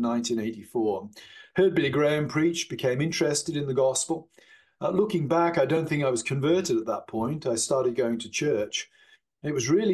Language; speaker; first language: English; native; English